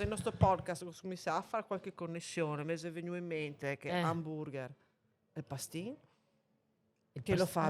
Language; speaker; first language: Italian; native; Italian